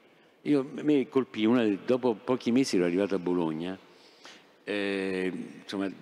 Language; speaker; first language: Italian; native; Italian